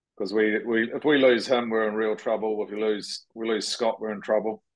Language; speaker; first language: English; native; English